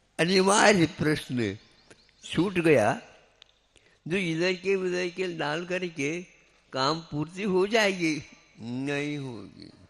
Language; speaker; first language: Hindi; non-native, local second language; Kannada